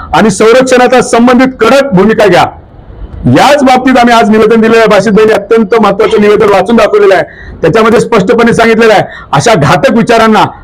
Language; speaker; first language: Marathi; native; Marathi